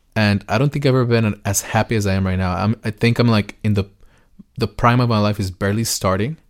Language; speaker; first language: English; early bilingual, other home language; Spanish